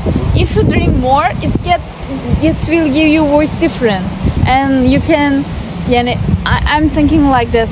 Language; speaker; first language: English; non-native, learner; Turkish